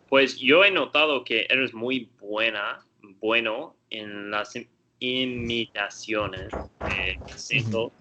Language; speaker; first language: Spanish; non-native, learner; English